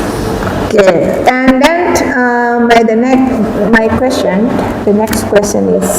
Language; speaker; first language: English; non-native, fluent; Indonesian